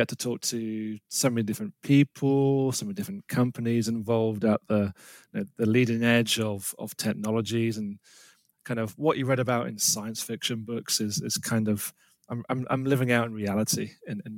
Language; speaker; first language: English; native; English